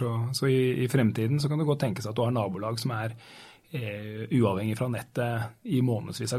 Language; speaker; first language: Norwegian; native; Norwegian